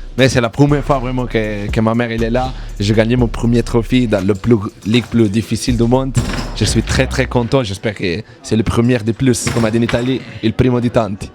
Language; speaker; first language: French; non-native, fluent; Italian